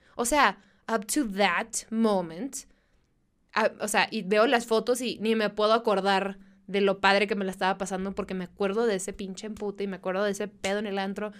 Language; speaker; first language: Spanish; native; Spanish